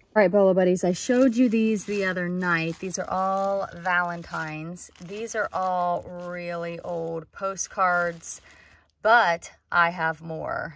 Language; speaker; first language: English; native; English